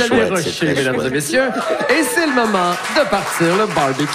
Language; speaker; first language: French; native; French